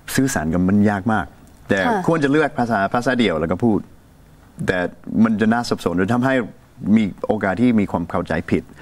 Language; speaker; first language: Thai; non-native, fluent; English